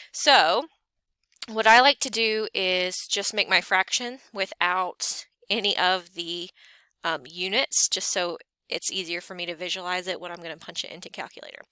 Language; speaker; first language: English; native; English